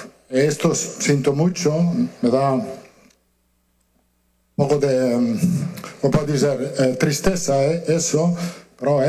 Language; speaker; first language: Portuguese; non-native, learner; Italian